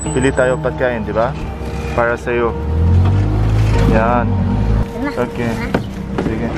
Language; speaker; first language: Filipino; non-native, learner; Arabic